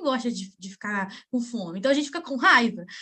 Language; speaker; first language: Portuguese; native; Portuguese